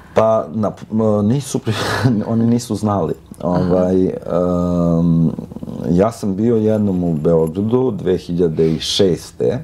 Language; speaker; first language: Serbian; non-native, local second language; Albanian